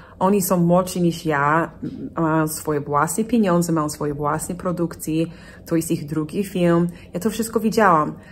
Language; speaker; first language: Polish; non-native, fluent; English